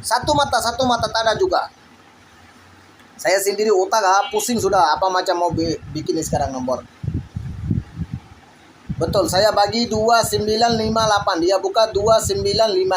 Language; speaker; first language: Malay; non-native, fluent; Bangla